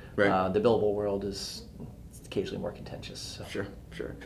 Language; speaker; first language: English; native; English